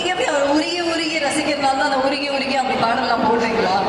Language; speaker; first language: Tamil; native; Tamil